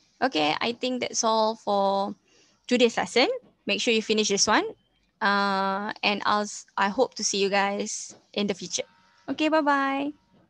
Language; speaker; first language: English; non-native, local second language; Malay